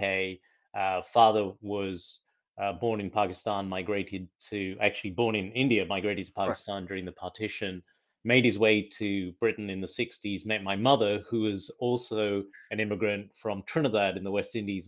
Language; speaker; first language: English; native; English